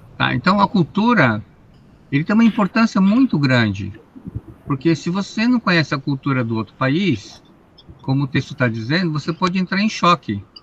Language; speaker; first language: Portuguese; native; Portuguese